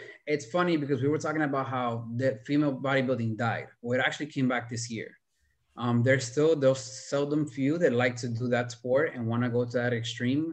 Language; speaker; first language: English; early bilingual, other home language; Spanish